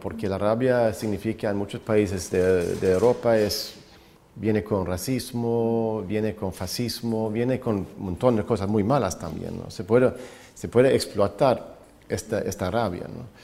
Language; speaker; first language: Spanish; non-native, fluent; Swedish